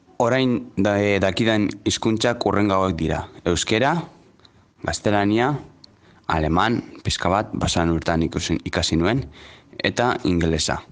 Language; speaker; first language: Basque; early bilingual, other home language; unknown